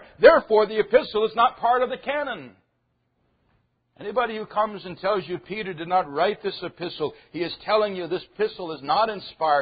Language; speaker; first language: English; native; English